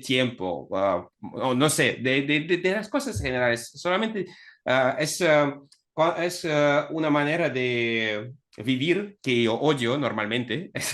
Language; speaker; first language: Spanish; non-native, fluent; Russian